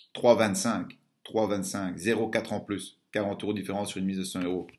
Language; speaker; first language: French; native; French